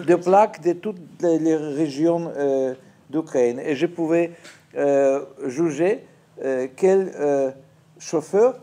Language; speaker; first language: French; non-native, fluent; Russian